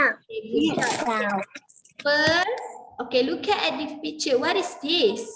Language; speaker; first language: English; non-native, local second language; Malay